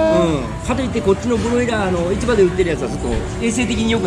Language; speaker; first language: Japanese; native; Japanese